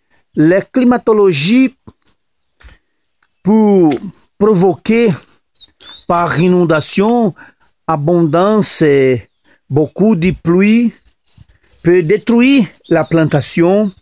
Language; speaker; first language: French; non-native, learner; Portuguese